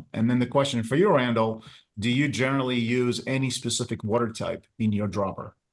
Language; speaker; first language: English; native; English